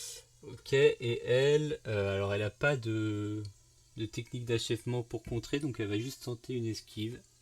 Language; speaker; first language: French; native; French